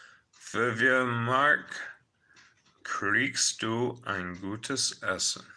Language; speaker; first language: German; non-native, fluent; English